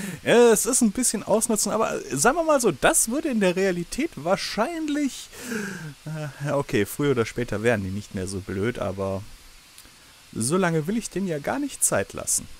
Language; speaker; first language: German; native; German